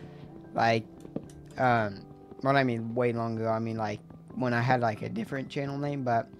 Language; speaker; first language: English; native; English